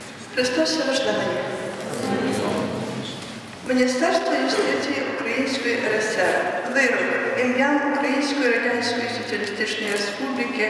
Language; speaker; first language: Ukrainian; native; Ukrainian